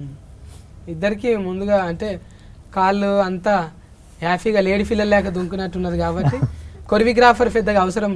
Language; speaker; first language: Telugu; native; Telugu